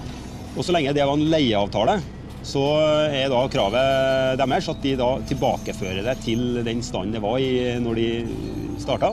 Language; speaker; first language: Norwegian; native; Norwegian